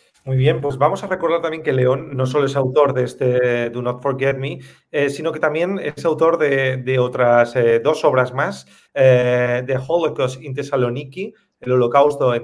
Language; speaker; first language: Spanish; native; Spanish